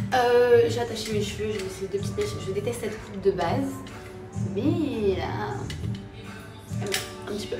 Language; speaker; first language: French; native; French